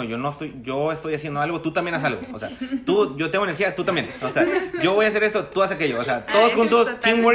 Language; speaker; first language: Spanish; native; Spanish